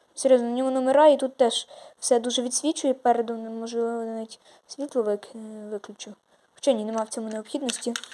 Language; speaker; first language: Ukrainian; native; Ukrainian